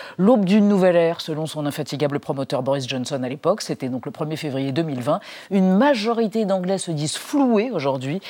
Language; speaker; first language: French; native; French